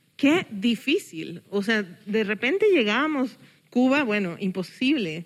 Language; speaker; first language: Spanish; early bilingual, heritage; English